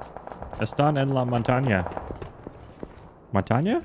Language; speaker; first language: Spanish; non-native, learner; English